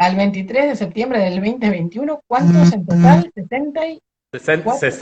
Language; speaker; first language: Spanish; native; Spanish